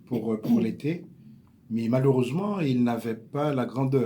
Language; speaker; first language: French; native; French